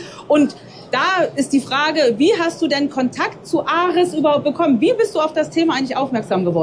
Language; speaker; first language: German; native; German